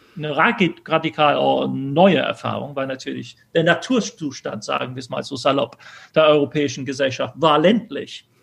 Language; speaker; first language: German; early bilingual, other home language; English